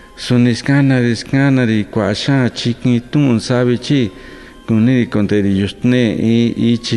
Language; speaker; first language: Spanish; non-native, local second language; Mixtepec Mixtec